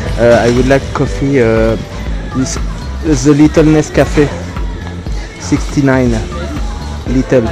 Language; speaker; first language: English; non-native, learner; French